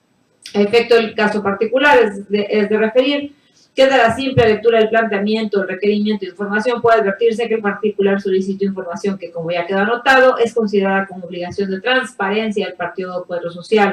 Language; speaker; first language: Spanish; native; Spanish